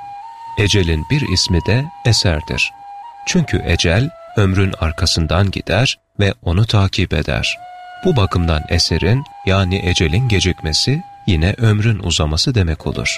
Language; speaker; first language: Turkish; native; Turkish